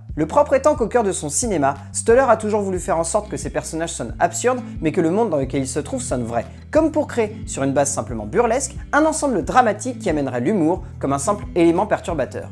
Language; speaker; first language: French; native; French